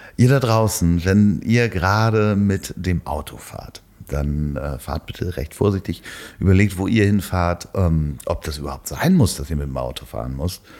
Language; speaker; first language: German; native; German